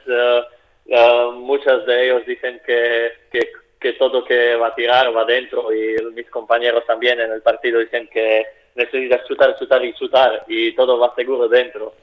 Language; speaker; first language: Spanish; non-native, fluent; Slovak